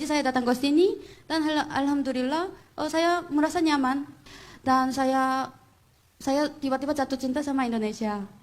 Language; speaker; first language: Indonesian; non-native, fluent; Korean